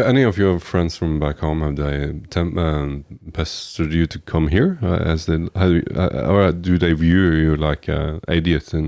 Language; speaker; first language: English; non-native, fluent; Norwegian